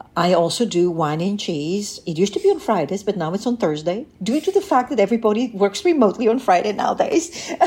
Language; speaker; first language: English; early bilingual, other home language; Bulgarian